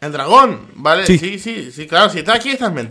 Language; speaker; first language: Spanish; native; Spanish